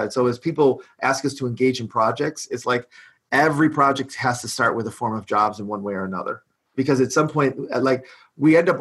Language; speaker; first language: English; native; English